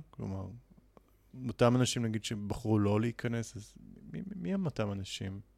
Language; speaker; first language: Hebrew; native; Hebrew